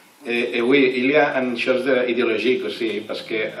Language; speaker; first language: French; non-native, learner; Catalan